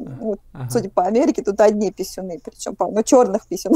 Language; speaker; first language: Russian; native; Russian